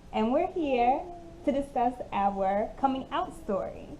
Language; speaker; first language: English; native; English